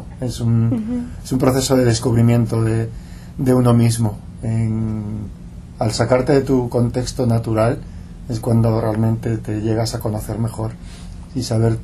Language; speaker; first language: Spanish; non-native, local second language; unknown